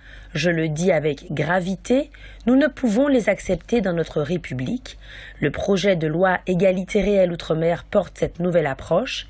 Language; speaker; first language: French; native; French